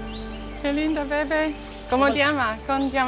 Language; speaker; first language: Spanish; non-native, learner; English